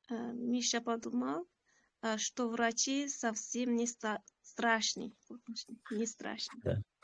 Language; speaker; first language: Russian; non-native, learner; Uzbek